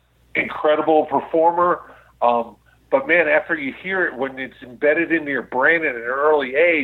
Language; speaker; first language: English; native; English